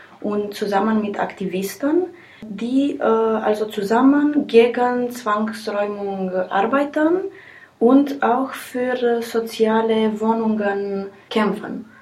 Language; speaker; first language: German; non-native, learner; Romanian